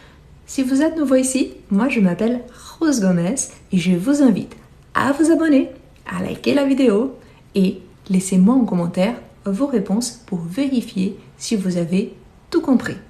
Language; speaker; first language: French; non-native, fluent; Portuguese